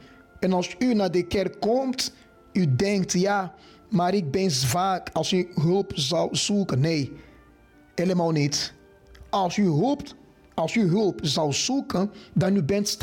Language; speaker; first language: Dutch; non-native, fluent; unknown